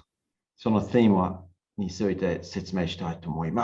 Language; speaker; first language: Japanese; non-native, learner; English